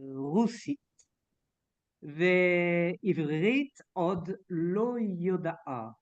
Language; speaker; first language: Hebrew; non-native, learner; French